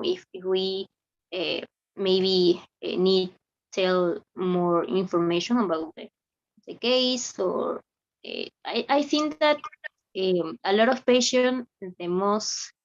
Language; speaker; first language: English; non-native, learner; Spanish